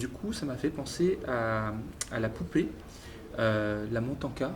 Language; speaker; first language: French; native; French